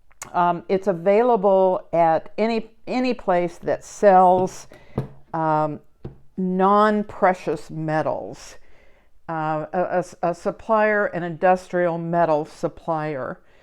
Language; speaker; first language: English; native; English